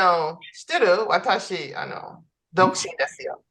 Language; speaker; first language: Japanese; non-native, learner; English